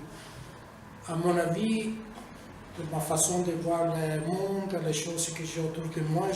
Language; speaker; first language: French; non-native, fluent; Italian